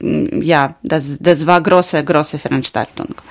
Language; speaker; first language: German; non-native, learner; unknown